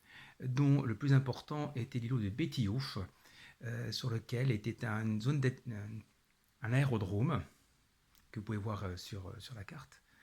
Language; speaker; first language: French; native; French